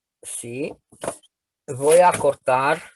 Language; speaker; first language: Spanish; non-native, fluent; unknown